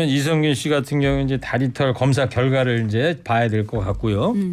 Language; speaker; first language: Korean; native; Korean